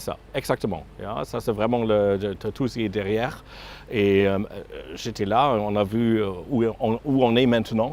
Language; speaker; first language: French; non-native, fluent; German